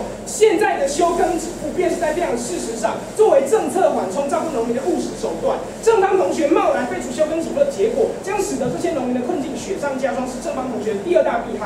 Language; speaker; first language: Chinese; native; Chinese